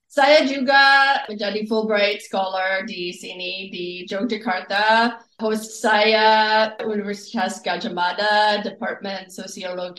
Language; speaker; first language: Indonesian; non-native, fluent; English